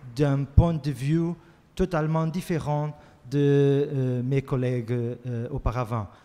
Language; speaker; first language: French; non-native, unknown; Portuguese